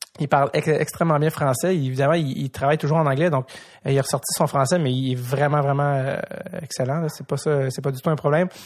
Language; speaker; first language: French; native; French